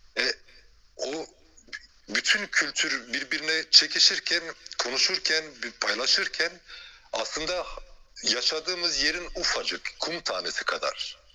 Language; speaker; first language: Turkish; early bilingual, heritage; Turkish